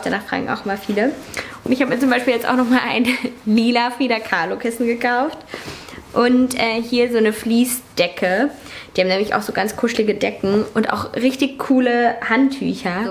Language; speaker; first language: German; native; German